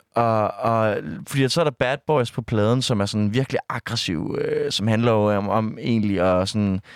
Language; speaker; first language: Danish; native; Danish